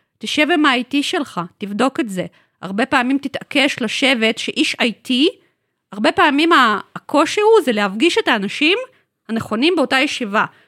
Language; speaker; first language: Hebrew; non-native, fluent; Russian